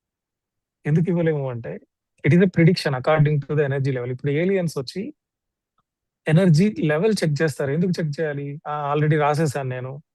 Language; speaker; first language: Telugu; native; Telugu